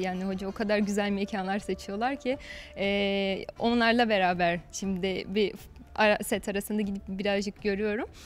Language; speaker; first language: Turkish; non-native, fluent; Portuguese